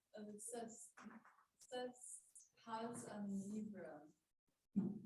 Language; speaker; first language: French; non-native, learner; English